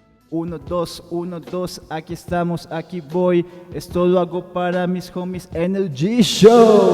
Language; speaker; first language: Spanish; native; Spanish